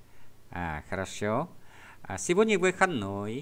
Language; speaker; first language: Russian; non-native, fluent; Vietnamese